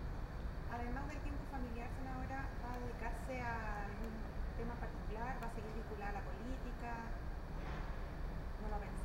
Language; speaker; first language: Spanish; native; Spanish